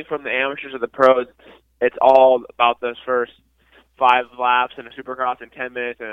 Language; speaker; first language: English; native; English